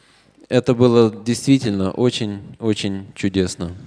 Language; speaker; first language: Russian; native; Russian